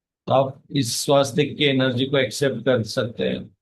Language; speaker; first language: Hindi; native; Hindi